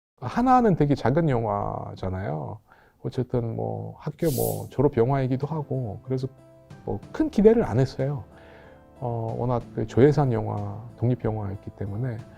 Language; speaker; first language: Korean; non-native, fluent; Russian